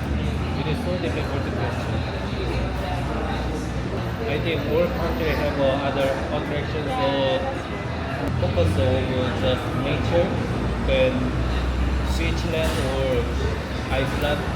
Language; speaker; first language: English; non-native, learner; Korean